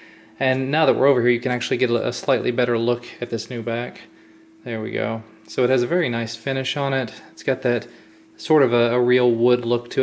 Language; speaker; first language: English; native; English